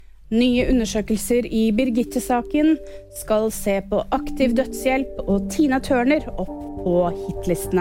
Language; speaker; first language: Norwegian; native; Norwegian